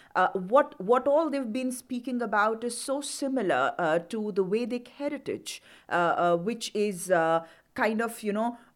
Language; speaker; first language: English; non-native, local second language; Hindi